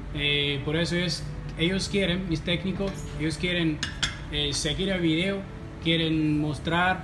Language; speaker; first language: Spanish; non-native, fluent; Chinese